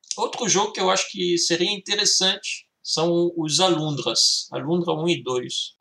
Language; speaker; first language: Portuguese; early bilingual, heritage; Portuguese